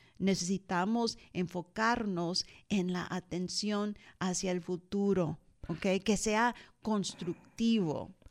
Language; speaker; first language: Spanish; early bilingual, heritage; Spanish